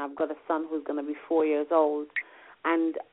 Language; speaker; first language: English; non-native, local second language; Jamaican Creole English